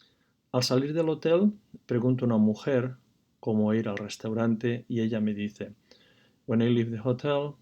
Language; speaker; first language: Spanish; non-native, fluent; English